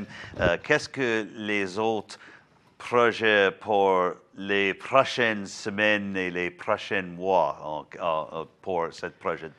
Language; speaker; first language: French; non-native, learner; English